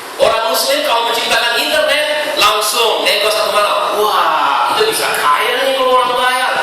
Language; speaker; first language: Indonesian; non-native, fluent; English